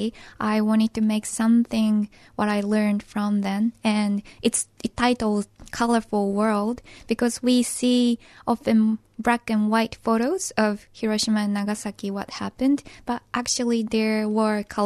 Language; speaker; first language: English; non-native, fluent; Japanese